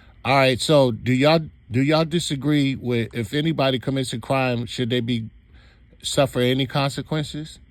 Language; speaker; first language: English; native; English